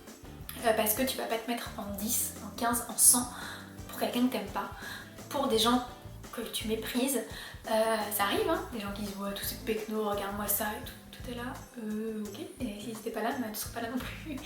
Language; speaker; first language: French; native; French